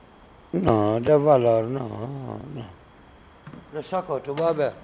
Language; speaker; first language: Spanish; non-native, learner; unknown